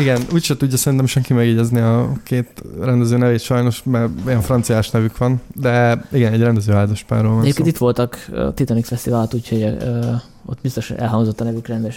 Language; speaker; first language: Hungarian; native; Hungarian